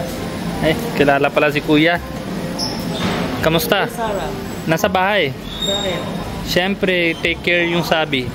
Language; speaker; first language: Filipino; non-native, learner; Punjabi